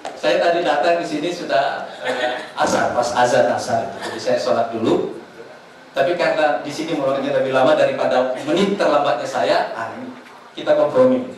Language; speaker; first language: Indonesian; non-native, local second language; Buginese